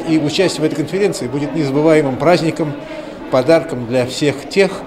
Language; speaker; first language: Russian; native; Russian